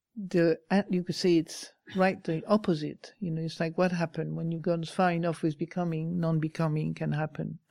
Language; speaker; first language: English; non-native, fluent; French